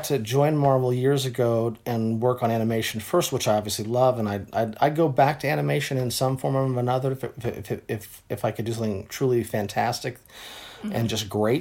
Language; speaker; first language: English; native; English